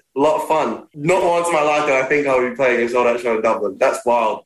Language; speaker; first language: English; native; English